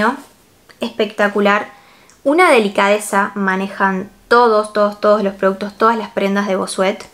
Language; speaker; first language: Spanish; native; Spanish